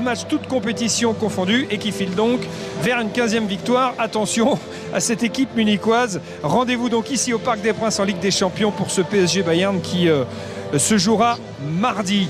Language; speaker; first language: French; native; French